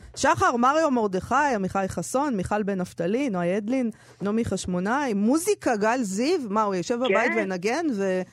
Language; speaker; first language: Hebrew; native; Hebrew